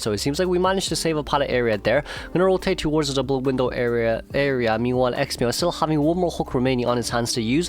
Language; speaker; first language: English; non-native, fluent; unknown